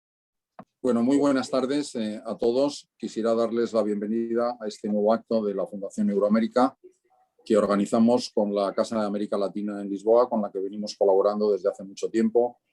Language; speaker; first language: Spanish; native; Spanish